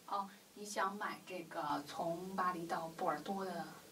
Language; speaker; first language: French; non-native, learner; Chinese